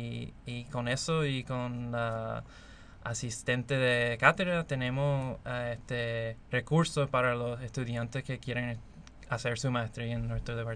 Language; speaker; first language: Spanish; non-native, fluent; English